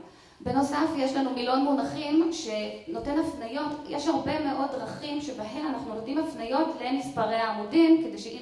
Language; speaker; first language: Hebrew; native; Hebrew